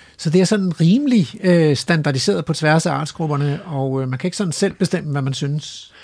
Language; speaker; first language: Danish; native; Danish